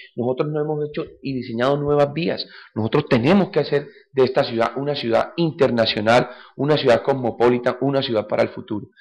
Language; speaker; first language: Spanish; native; Spanish